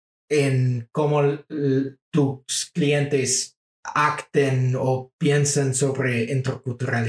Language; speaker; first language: Spanish; non-native, fluent; English